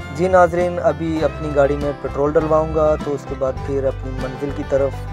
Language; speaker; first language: Urdu; non-native, local second language; Punjabi